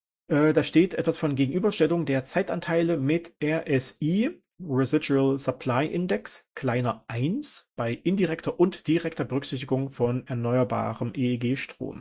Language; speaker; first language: German; native; German